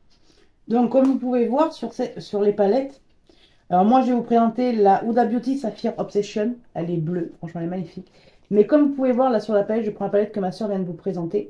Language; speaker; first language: French; native; French